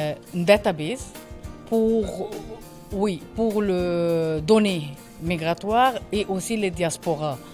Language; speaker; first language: French; non-native, learner; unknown